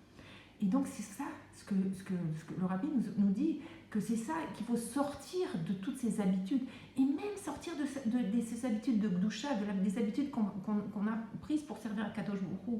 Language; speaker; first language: French; native; French